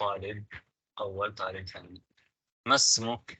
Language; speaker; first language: Arabic; non-native, fluent; Tamil